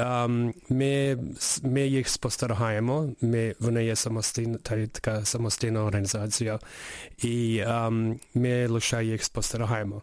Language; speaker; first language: Ukrainian; early bilingual, heritage; Ukrainian